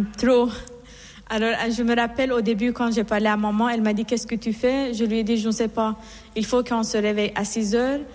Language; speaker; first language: French; non-native, fluent; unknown